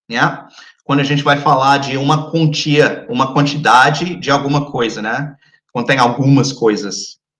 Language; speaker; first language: Portuguese; non-native, fluent; English